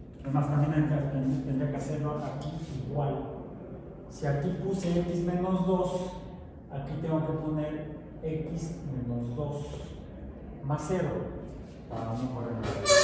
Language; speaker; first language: Spanish; native; Spanish